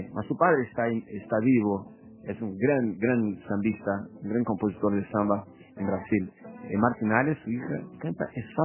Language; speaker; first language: Spanish; non-native, fluent; Portuguese